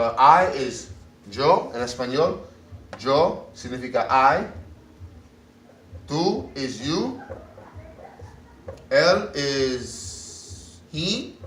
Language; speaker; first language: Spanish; non-native, learner; English